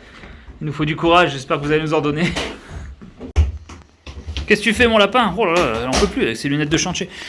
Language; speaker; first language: French; native; French